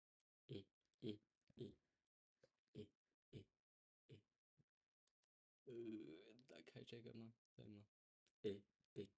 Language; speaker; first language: Chinese; non-native, learner; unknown